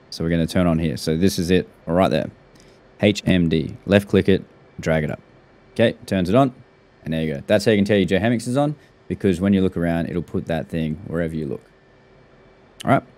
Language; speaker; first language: English; native; English